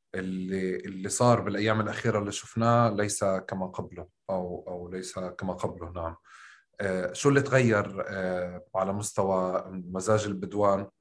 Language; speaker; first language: Arabic; native; Arabic